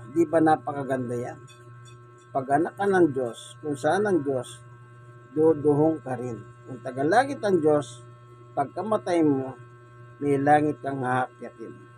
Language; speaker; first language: Filipino; non-native, local second language; Pampanga